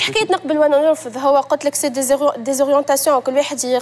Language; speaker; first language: Arabic; native; Arabic